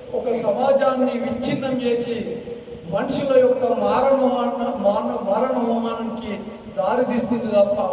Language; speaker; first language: Telugu; native; Telugu